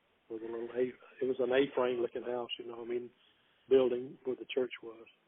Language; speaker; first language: English; native; English